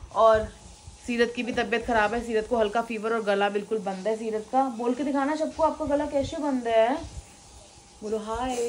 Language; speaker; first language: Hindi; native; Hindi